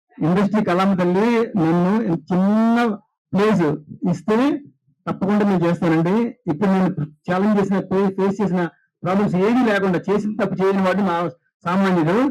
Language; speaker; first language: Telugu; native; Telugu